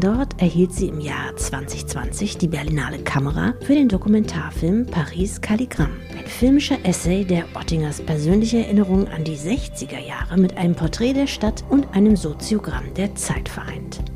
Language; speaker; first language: German; native; German